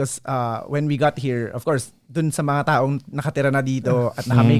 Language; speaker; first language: English; non-native, local second language; Filipino